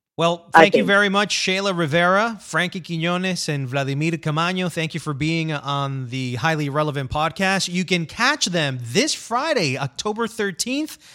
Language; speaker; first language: English; non-native, fluent; Spanish